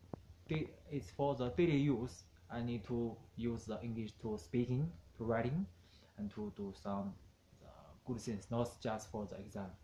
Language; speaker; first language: English; non-native, learner; Chinese